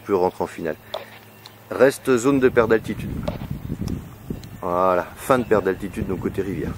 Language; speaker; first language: French; native; French